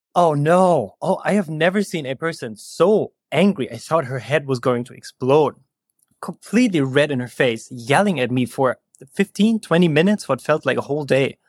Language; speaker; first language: English; non-native, fluent; German